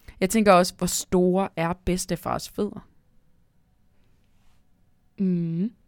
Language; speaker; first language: Danish; native; Danish